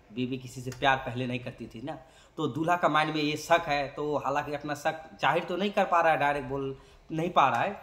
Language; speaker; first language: Hindi; non-native, local second language; Bangla